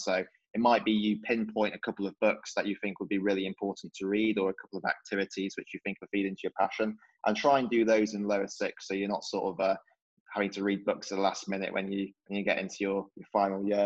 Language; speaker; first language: English; native; English